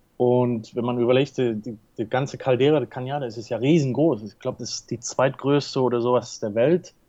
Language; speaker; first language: German; early bilingual, heritage; Spanish